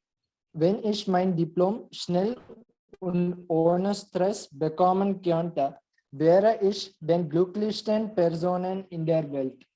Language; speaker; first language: German; non-native, learner; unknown